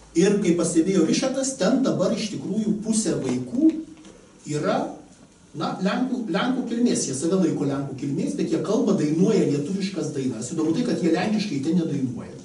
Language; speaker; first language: Lithuanian; native; Lithuanian